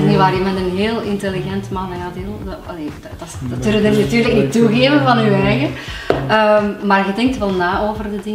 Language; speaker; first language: Dutch; native; Dutch